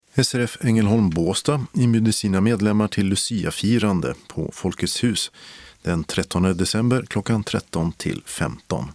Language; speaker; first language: Swedish; native; Swedish